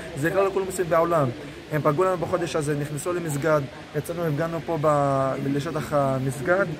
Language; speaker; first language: Hebrew; non-native, local second language; Arabic